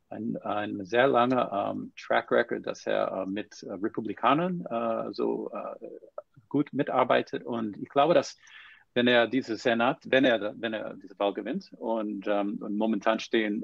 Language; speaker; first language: German; non-native, fluent; English